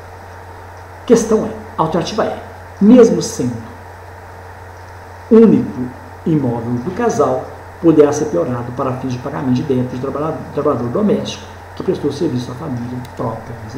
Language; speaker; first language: Portuguese; native; Portuguese